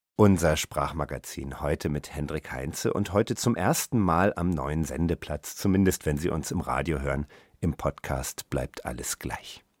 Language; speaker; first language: German; native; German